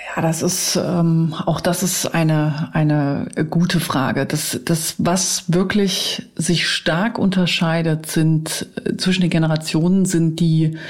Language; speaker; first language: German; native; German